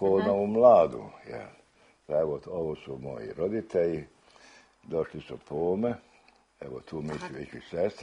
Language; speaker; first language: Serbian; early bilingual, heritage; Croatian